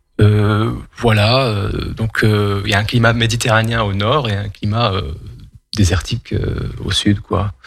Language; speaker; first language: French; non-native, local second language; Kabyle